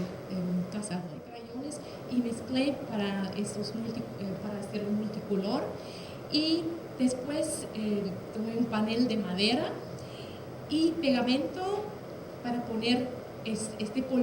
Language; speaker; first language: Spanish; non-native, fluent; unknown